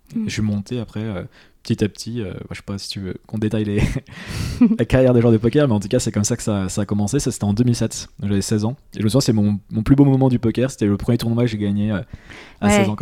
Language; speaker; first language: French; native; French